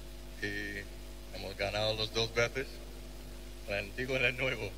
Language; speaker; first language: Spanish; non-native, learner; English